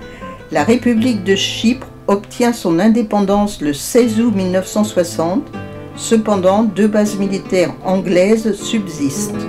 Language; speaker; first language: French; native; French